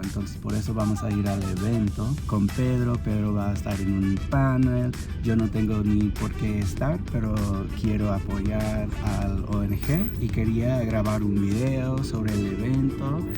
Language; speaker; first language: Spanish; non-native, fluent; English